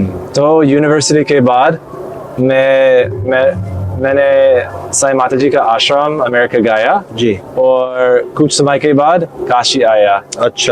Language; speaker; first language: Hindi; non-native, learner; English